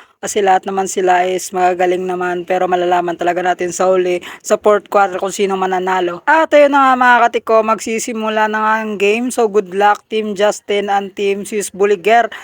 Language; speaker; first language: Filipino; non-native, local second language; Hiligaynon